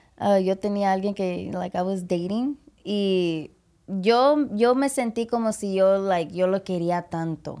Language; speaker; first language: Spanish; early bilingual, heritage; English